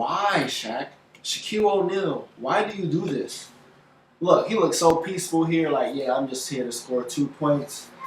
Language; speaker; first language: English; native; English